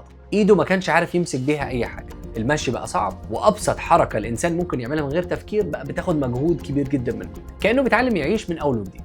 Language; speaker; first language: Arabic; native; Arabic